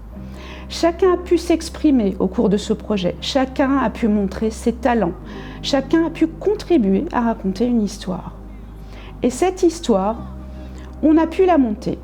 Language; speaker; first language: French; native; French